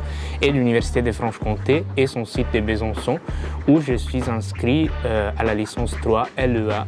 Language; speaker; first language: French; non-native, fluent; Italian